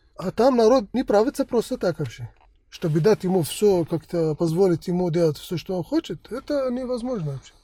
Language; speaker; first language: Russian; non-native, fluent; Arabic